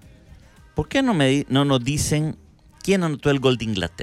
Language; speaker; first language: Spanish; native; Spanish